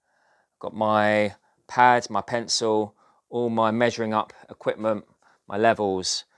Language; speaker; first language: English; native; English